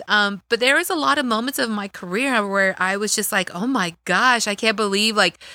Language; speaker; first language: English; native; English